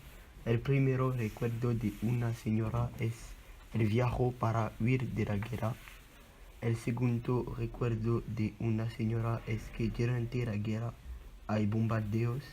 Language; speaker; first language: Spanish; non-native, learner; French